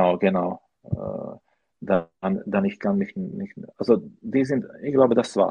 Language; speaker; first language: German; non-native, learner; Slovak